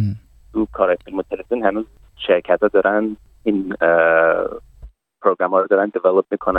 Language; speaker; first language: Persian; early bilingual, heritage; Persian